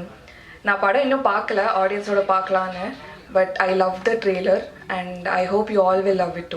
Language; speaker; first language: Tamil; non-native, learner; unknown